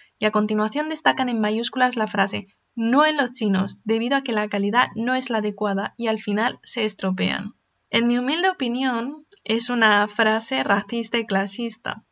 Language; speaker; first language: Spanish; early bilingual, other home language; Chinese